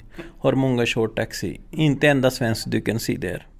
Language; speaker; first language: Swedish; non-native, learner; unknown